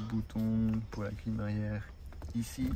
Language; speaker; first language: French; non-native, fluent; Japanese